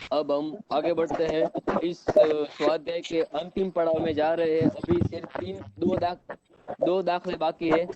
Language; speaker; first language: Hindi; non-native, local second language; Gujarati